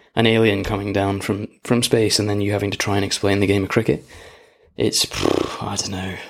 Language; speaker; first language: English; native; English